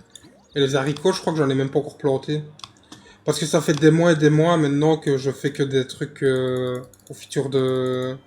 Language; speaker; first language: French; native; French